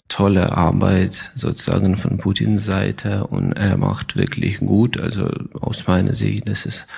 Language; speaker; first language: German; non-native, fluent; Ukrainian